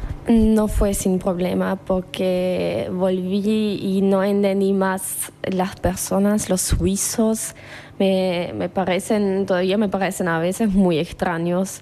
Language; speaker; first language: Spanish; non-native, fluent; German